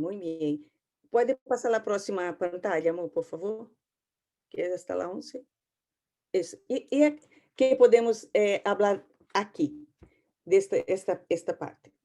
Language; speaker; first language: Portuguese; non-native, learner; Spanish